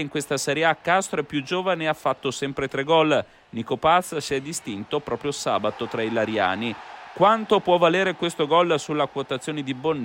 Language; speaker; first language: Italian; native; Italian